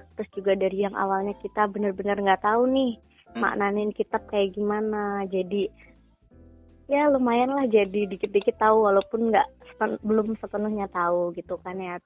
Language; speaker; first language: Indonesian; native; Indonesian